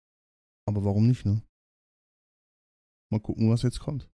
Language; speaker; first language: German; native; German